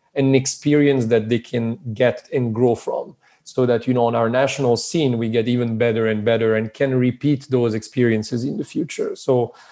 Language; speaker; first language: English; early bilingual, other home language; Serbian